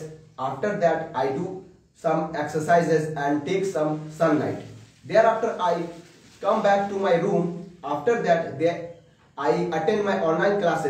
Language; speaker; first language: English; non-native, learner; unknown